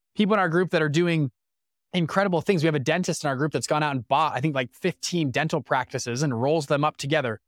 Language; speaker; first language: English; native; English